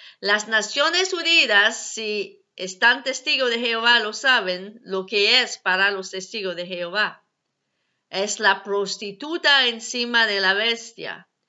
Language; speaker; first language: Spanish; non-native, learner; French